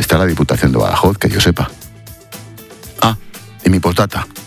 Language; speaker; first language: Spanish; native; Spanish